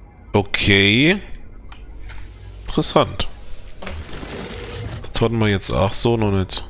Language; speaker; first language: German; native; German